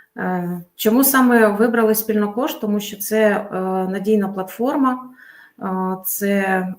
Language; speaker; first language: Ukrainian; native; Ukrainian